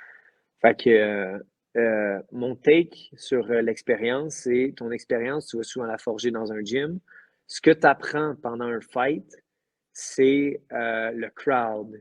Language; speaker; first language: French; native; French